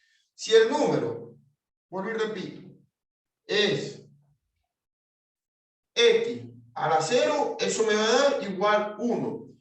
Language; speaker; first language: Spanish; native; Spanish